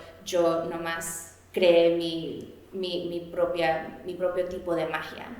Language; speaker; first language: Spanish; early bilingual, heritage; Spanish